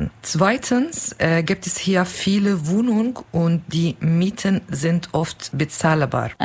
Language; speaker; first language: German; non-native, learner; Kurdish